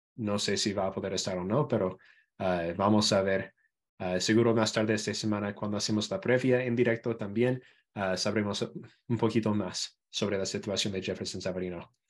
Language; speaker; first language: Spanish; non-native, fluent; English